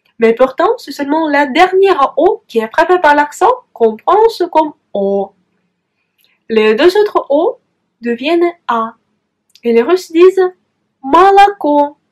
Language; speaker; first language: French; non-native, fluent; Russian